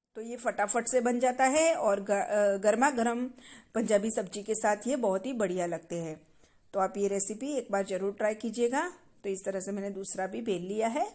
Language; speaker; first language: Hindi; non-native, local second language; Gujarati